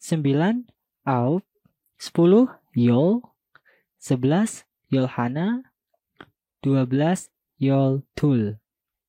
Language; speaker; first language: Korean; non-native, fluent; Indonesian